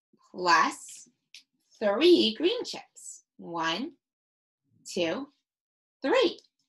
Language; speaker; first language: English; native; English